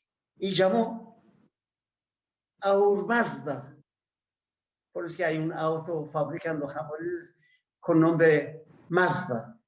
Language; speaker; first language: Spanish; non-native, learner; Persian